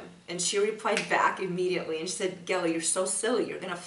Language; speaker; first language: English; native; English